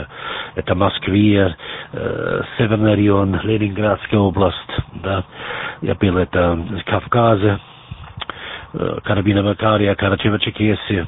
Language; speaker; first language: Russian; non-native, learner; German